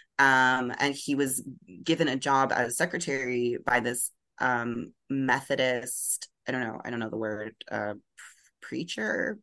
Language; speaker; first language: English; native; English